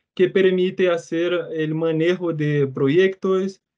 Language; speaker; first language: Portuguese; native; Portuguese